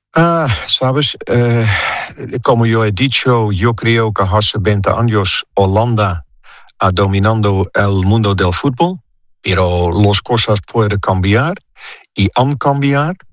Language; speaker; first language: Spanish; non-native, fluent; Dutch